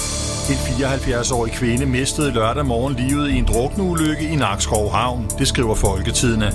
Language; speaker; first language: Danish; native; Danish